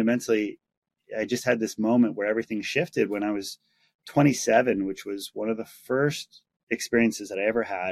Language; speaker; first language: English; native; English